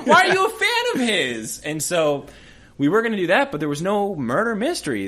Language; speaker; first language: English; native; English